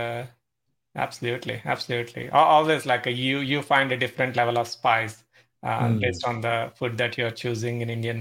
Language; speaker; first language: English; non-native, local second language; Telugu